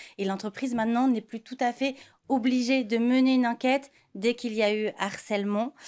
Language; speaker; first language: French; native; French